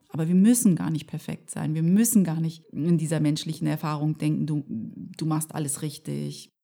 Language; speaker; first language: German; early bilingual, other home language; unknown